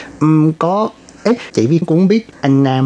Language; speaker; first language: Vietnamese; non-native, learner; English